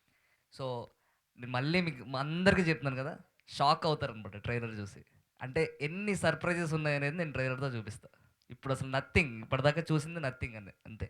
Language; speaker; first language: Telugu; native; Telugu